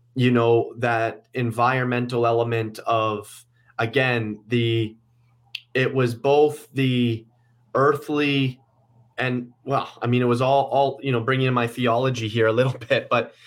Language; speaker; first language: English; native; English